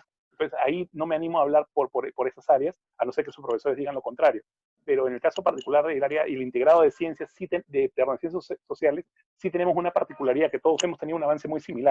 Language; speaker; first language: Spanish; native; Spanish